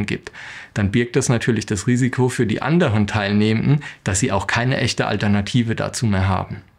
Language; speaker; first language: German; native; German